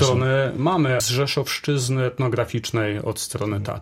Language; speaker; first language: Polish; native; Polish